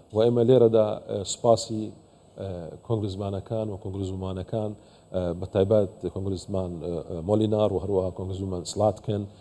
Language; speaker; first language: Central Kurdish; non-native, local second language; Assyrian Neo-Aramaic